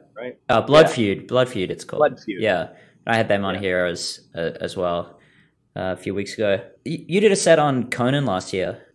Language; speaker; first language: English; native; English